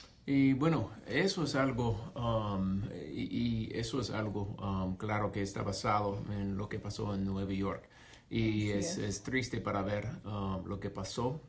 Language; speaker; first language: Spanish; non-native, fluent; English